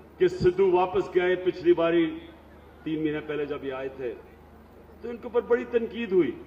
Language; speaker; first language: Urdu; native; Urdu